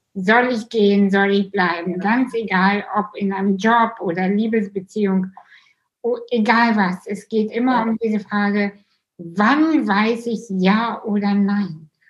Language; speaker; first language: German; early bilingual, other home language; Russian